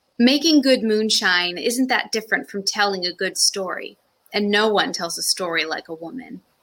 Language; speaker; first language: English; native; English